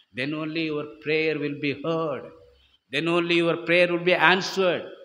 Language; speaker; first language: English; non-native, local second language; Tamil